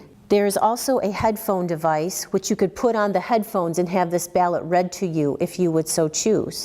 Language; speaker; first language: English; native; English